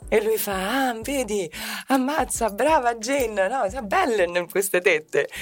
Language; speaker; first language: Italian; non-native, fluent; English